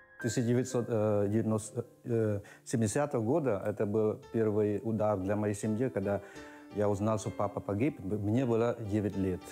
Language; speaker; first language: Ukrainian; non-native, learner; Khmer